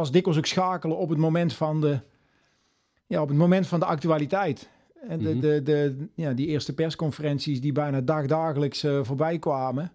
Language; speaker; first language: Dutch; native; Dutch